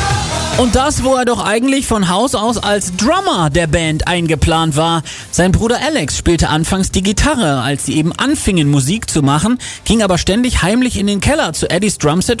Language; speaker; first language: German; native; German